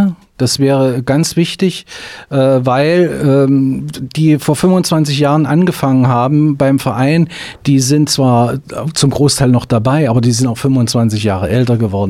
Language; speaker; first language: German; native; German